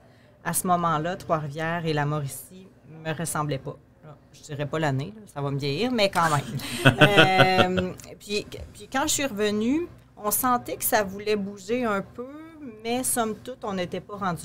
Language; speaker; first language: French; native; French